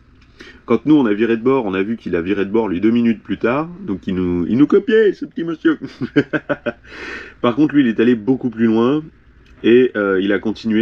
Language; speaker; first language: French; native; French